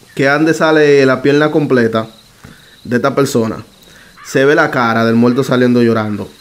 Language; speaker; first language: Spanish; native; Spanish